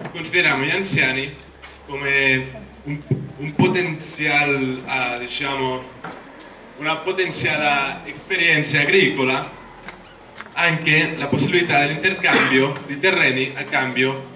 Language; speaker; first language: Italian; non-native, fluent; Spanish